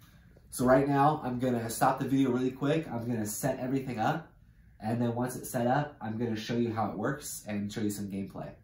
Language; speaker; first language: English; native; English